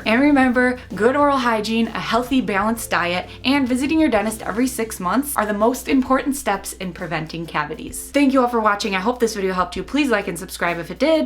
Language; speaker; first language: English; native; English